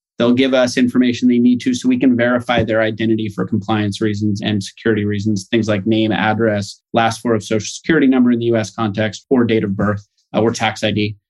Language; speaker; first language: English; native; English